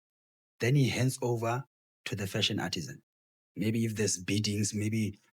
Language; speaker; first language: English; non-native, local second language; Southern Sotho